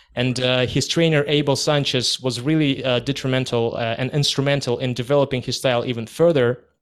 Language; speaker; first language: English; non-native, fluent; Russian